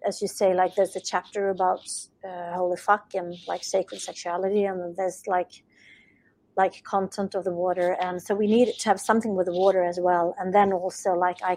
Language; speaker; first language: English; non-native, fluent; Swedish